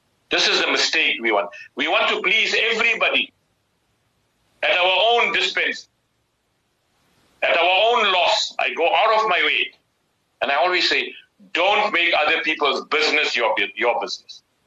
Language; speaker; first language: English; native; English